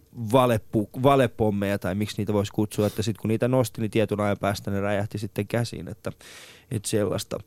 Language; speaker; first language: Finnish; early bilingual, other home language; Persian